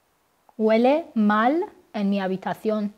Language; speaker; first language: Spanish; non-native, fluent; Persian